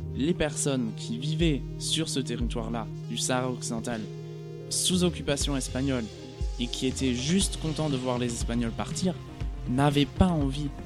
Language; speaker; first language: French; non-native, fluent; German